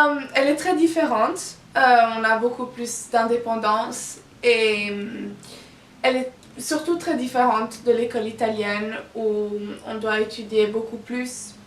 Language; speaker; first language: French; non-native, local second language; Italian